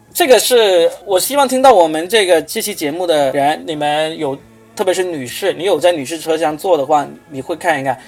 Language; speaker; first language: Chinese; native; Chinese